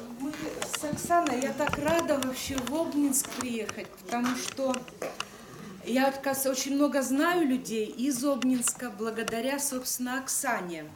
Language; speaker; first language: Russian; native; Russian